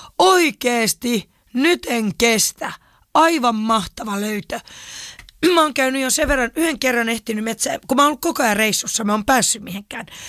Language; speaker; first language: Finnish; native; Finnish